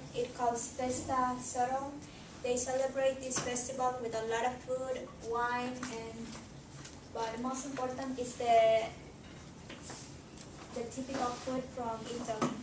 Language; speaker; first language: English; non-native, learner; Spanish